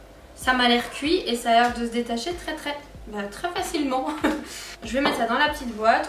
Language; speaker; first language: French; native; French